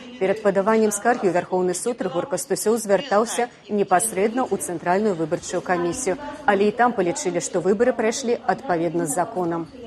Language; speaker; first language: Belarusian; native; Belarusian